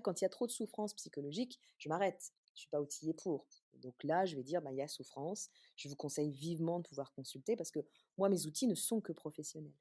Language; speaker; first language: French; native; French